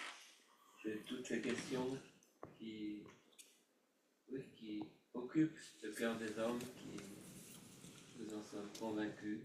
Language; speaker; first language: French; native; French